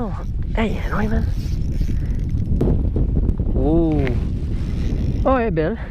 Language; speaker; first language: French; native; French